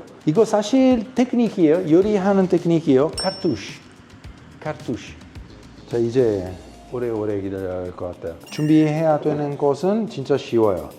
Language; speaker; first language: Korean; non-native, fluent; Italian